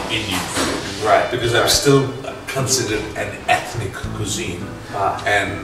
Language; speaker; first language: English; non-native, local second language; Punjabi